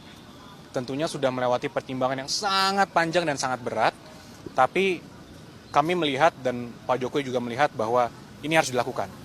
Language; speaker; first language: Indonesian; native; Indonesian